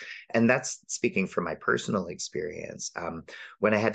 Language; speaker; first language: English; native; English